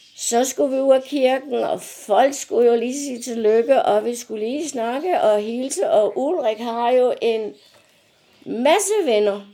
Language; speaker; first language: Danish; native; Danish